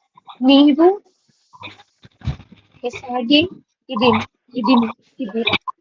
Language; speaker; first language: Kannada; non-native, learner; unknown